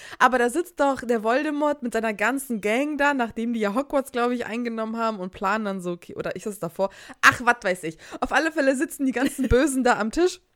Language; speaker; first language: German; early bilingual, other home language; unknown